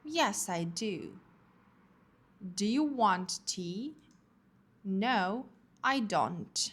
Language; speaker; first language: English; non-native, fluent; Ukrainian